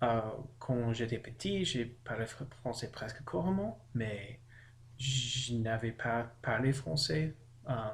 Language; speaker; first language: French; non-native, learner; English